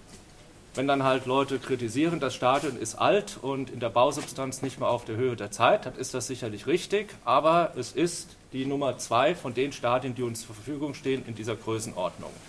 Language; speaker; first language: German; native; German